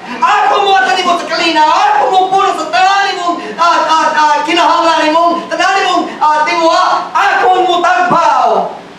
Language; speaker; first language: Cebuano; non-native, fluent; English